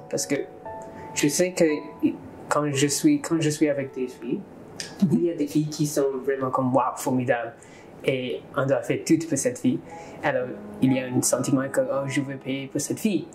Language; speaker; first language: French; non-native, learner; English